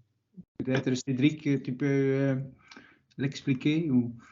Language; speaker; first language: French; non-native, fluent; Dutch